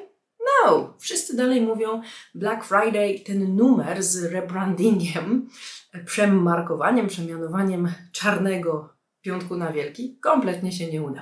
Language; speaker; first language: Polish; native; Polish